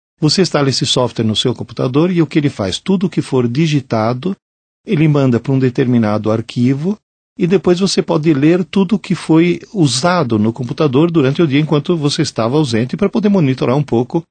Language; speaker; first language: Portuguese; non-native, fluent; Italian